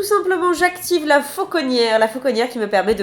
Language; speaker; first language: French; native; French